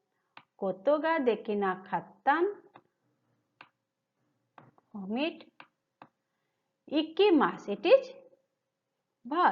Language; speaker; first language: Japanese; non-native, fluent; Hindi